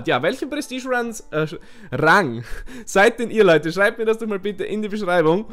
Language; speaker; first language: German; native; German